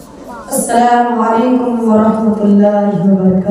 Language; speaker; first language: Arabic; non-native, learner; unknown